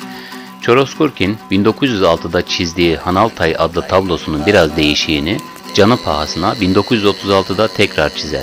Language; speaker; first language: Turkish; native; Turkish